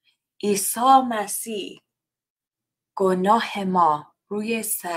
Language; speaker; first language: Persian; non-native, learner; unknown